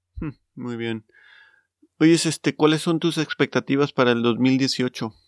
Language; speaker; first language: Spanish; native; Spanish